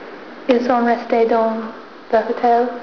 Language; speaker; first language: French; non-native, learner; English